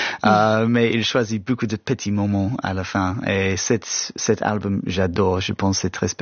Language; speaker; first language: French; non-native, fluent; English